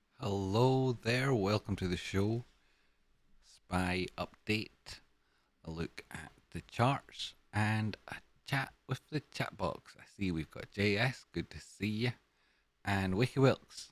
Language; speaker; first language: English; native; English